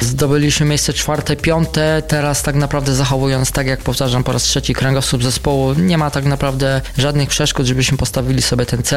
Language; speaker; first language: Polish; native; Polish